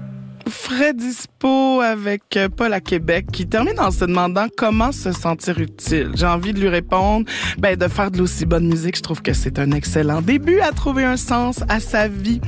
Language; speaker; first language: French; native; French